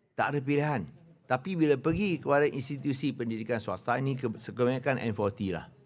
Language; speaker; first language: Malay; non-native, local second language; Chinese